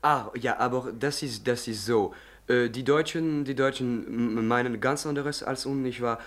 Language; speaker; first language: German; non-native, learner; French